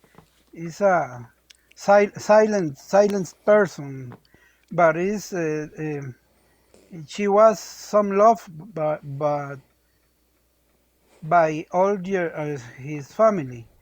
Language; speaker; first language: English; non-native, learner; Spanish